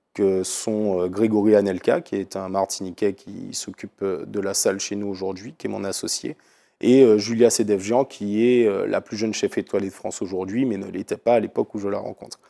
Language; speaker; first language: French; native; French